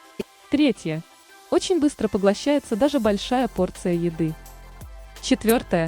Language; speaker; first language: Russian; native; Russian